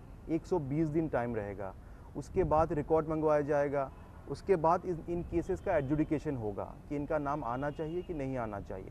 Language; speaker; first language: Urdu; non-native, local second language; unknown